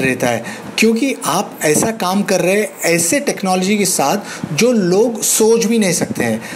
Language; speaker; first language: Hindi; native; Hindi